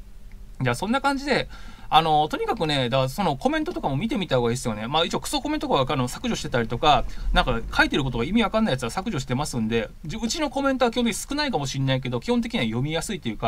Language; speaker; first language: Japanese; native; Japanese